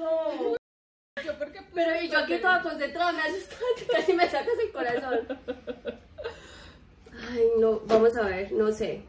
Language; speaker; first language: Spanish; native; Spanish